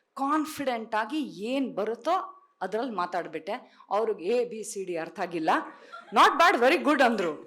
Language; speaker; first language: Kannada; non-native, local second language; Tulu